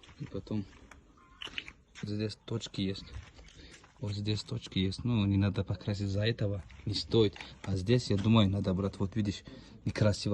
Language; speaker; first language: Russian; non-native, learner; Georgian